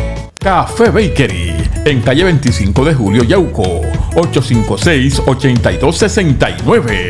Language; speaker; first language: Spanish; native; Spanish